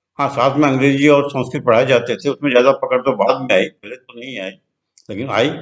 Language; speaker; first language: Hindi; non-native, local second language; Telugu